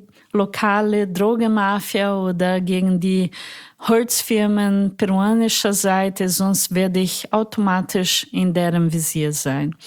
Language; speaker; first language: German; non-native, fluent; Portuguese